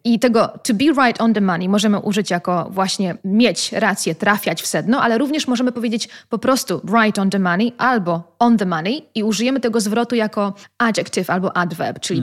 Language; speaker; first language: Polish; native; Polish